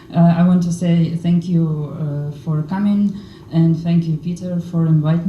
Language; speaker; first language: English; non-native, learner; Ukrainian